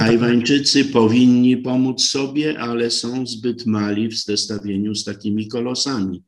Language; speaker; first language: Polish; native; Polish